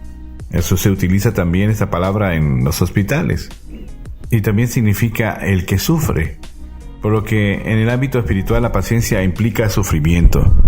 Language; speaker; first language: Spanish; native; Spanish